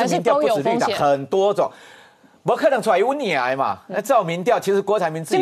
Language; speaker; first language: Chinese; native; Chinese